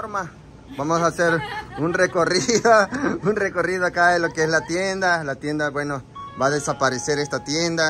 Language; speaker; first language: Spanish; native; Spanish